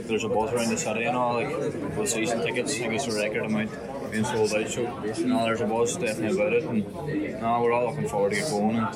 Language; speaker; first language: English; native; English